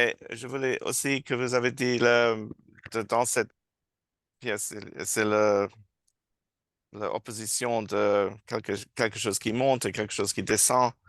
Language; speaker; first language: French; non-native, learner; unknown